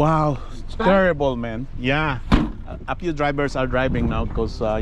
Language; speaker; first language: English; non-native, local second language; Filipino